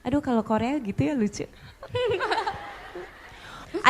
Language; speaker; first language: Indonesian; native; Indonesian